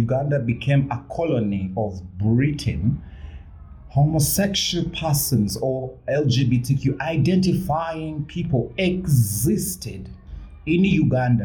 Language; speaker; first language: English; non-native, local second language; Ganda